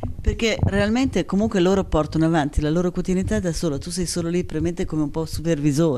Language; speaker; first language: Italian; native; Italian